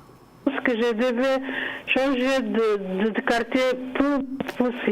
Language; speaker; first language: French; non-native, learner; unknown